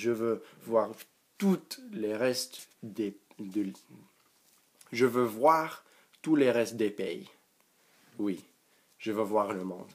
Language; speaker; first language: French; non-native, learner; English